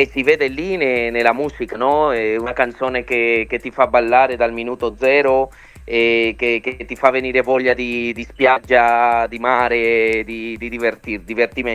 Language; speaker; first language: Italian; early bilingual, other home language; Spanish